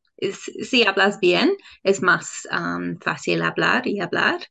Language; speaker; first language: Spanish; non-native, learner; English